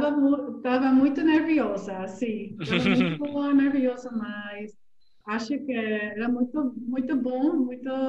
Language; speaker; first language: Portuguese; non-native, learner; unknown